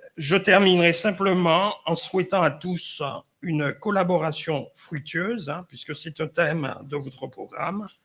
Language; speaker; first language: French; native; French